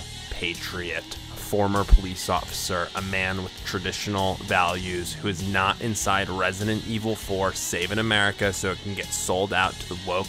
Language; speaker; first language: English; native; English